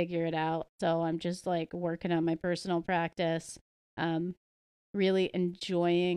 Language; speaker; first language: English; native; English